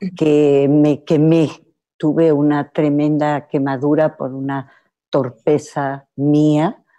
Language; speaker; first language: Spanish; native; Spanish